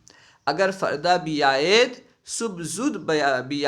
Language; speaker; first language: Persian; non-native, learner; Urdu